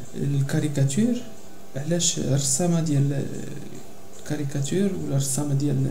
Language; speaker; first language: French; non-native, local second language; Arabic